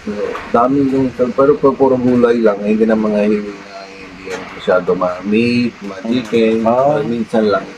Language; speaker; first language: Filipino; non-native, learner; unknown